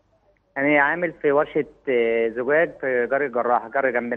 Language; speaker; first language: Arabic; native; Arabic